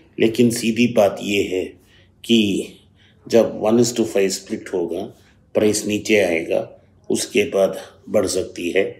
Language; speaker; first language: Hindi; non-native, local second language; Tamil